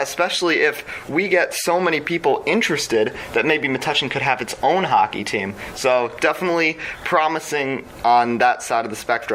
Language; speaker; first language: English; native; English